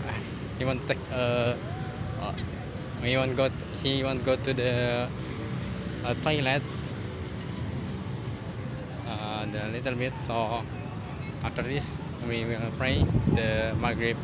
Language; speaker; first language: English; non-native, learner; Indonesian